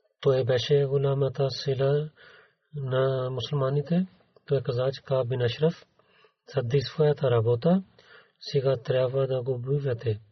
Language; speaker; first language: Bulgarian; non-native, learner; Urdu